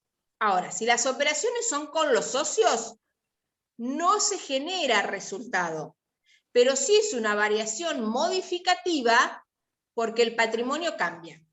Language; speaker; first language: Spanish; native; Spanish